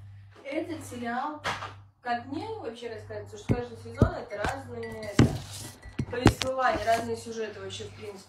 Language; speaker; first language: Russian; native; Russian